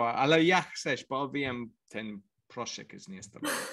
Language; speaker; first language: Polish; non-native, learner; English